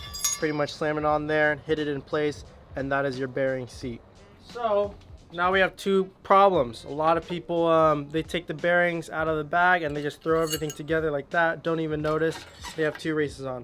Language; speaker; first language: English; native; English